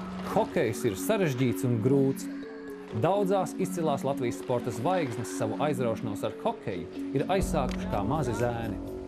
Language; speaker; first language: Latvian; native; Latvian